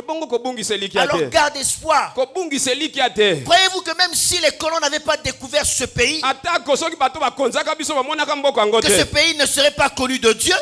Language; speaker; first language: French; non-native, local second language; Lingala